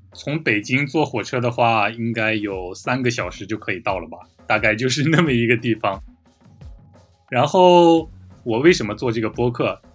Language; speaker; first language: Chinese; native; Chinese